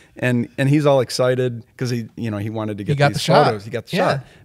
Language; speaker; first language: English; native; English